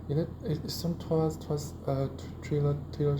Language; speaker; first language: French; non-native, learner; Chinese